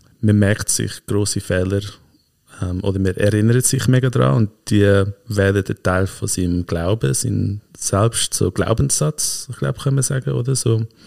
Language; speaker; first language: German; early bilingual, heritage; German